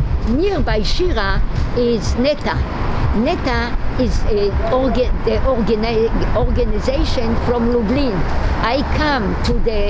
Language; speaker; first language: English; non-native, learner; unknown